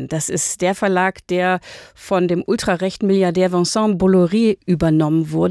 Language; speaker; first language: German; native; German